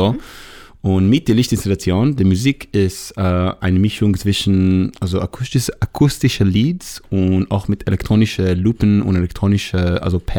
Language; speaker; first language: German; non-native, learner; Hebrew